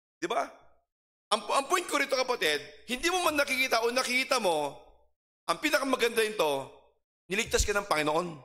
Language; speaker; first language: Filipino; non-native, local second language; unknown